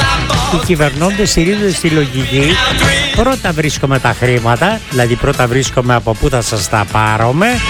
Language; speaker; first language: Greek; native; Greek